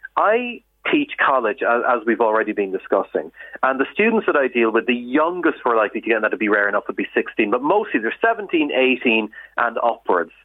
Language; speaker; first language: English; native; English